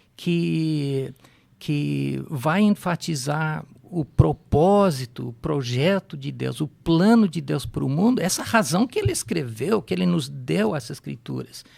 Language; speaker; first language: Portuguese; non-native, fluent; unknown